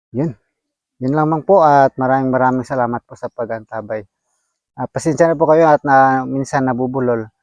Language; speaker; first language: Filipino; non-native, local second language; Cebuano